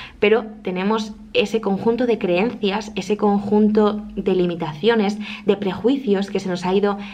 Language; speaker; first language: Spanish; native; Spanish